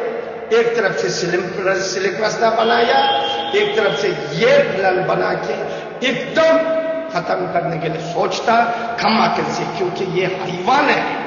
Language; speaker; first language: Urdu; non-native, learner; Uyghur